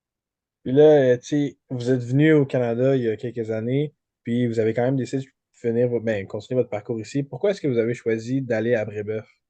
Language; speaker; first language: French; native; French